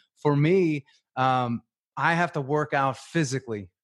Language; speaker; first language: English; native; English